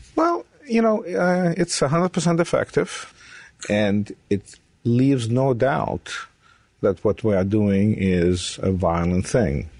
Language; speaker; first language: English; early bilingual, other home language; Romanian